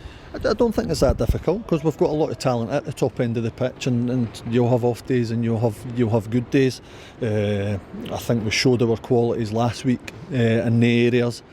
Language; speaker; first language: English; native; English